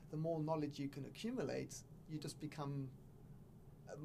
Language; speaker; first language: English; native; English